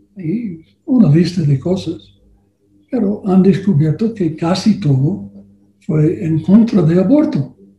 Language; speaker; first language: Spanish; non-native, learner; English